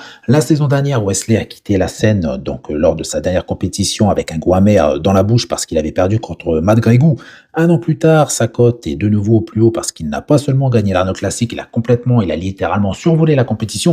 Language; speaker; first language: French; native; French